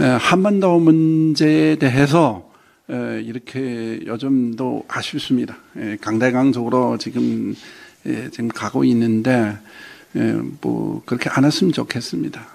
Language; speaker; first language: Korean; non-native, fluent; Chinese